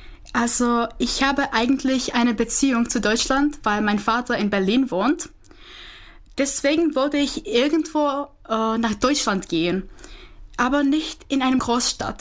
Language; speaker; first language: German; non-native, fluent; Czech